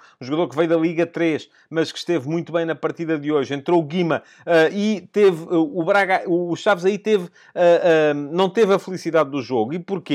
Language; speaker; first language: Portuguese; native; Portuguese